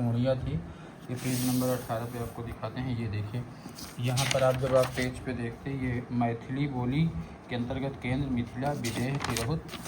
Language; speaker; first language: Hindi; native; Hindi